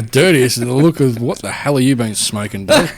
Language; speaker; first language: English; native; English